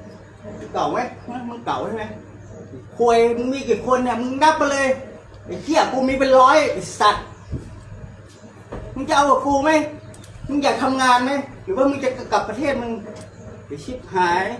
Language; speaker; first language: Thai; native; Thai